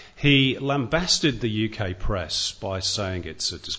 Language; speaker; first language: English; native; English